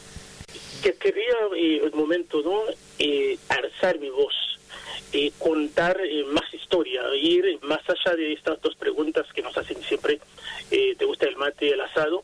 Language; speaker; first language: Spanish; non-native, fluent; Haitian Creole